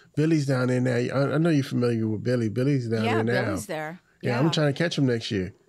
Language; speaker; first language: English; native; English